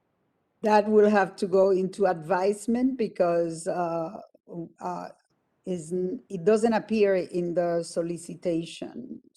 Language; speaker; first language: English; non-native, fluent; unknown